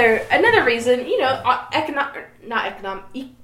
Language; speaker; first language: English; native; English